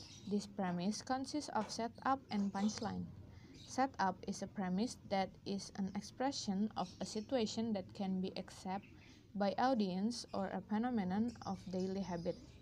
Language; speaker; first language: English; non-native, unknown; Indonesian